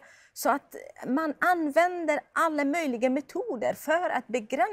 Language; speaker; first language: Swedish; non-native, fluent; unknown